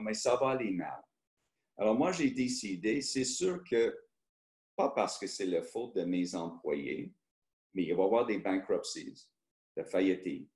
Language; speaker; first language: French; early bilingual, heritage; French